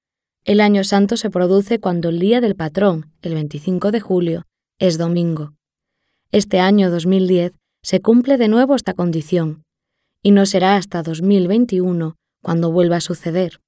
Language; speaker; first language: Spanish; native; Spanish